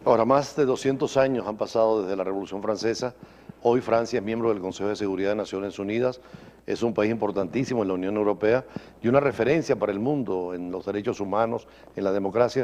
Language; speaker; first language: Spanish; native; Spanish